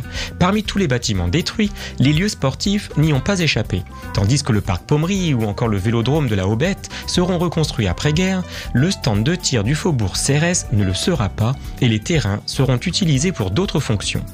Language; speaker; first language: French; native; French